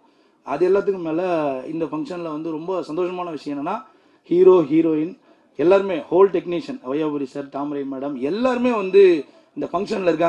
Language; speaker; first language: Tamil; native; Tamil